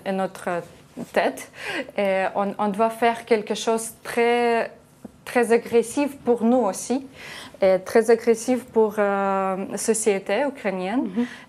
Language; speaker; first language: French; non-native, learner; Ukrainian